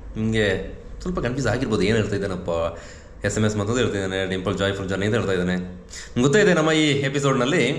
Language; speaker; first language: Kannada; non-native, local second language; Kodava